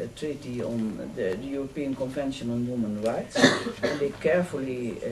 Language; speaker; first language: English; non-native, fluent; Dutch